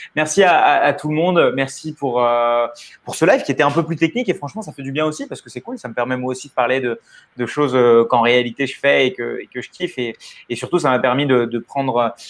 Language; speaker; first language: French; native; French